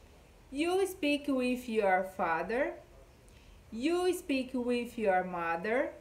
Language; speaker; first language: English; non-native, fluent; Portuguese